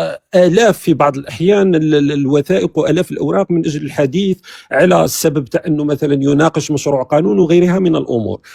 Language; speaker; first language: Arabic; native; Arabic